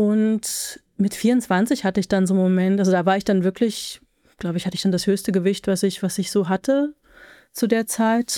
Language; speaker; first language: German; native; German